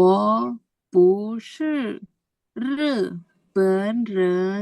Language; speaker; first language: Chinese; non-native, learner; Indonesian